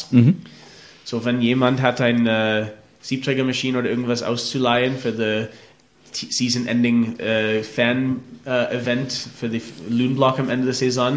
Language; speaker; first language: German; non-native, learner; English